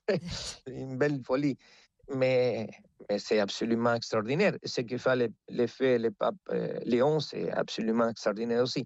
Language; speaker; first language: French; non-native, fluent; Spanish